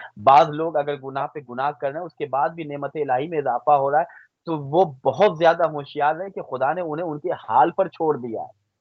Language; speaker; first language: Urdu; native; Urdu